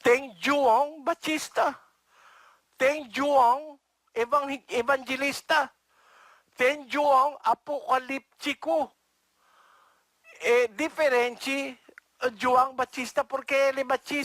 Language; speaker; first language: Portuguese; non-native, learner; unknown